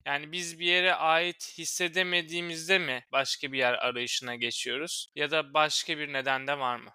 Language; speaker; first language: Turkish; native; Turkish